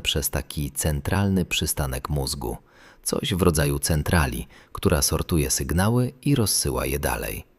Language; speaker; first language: Polish; native; Polish